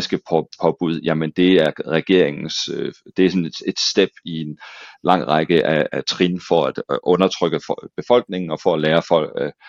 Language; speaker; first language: Danish; native; Danish